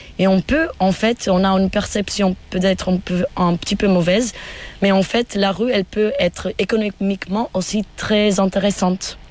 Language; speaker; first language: French; non-native, fluent; Portuguese